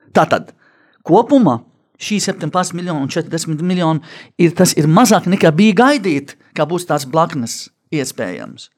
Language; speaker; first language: Latvian; non-native, fluent; Arabic